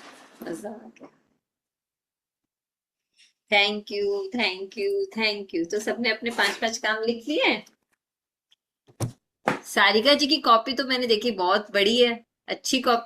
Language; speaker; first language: Hindi; native; Hindi